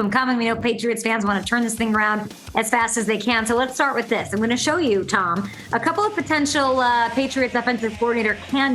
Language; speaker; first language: English; native; English